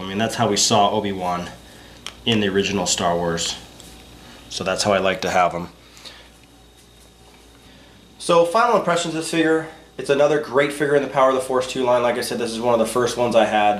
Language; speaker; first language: English; native; English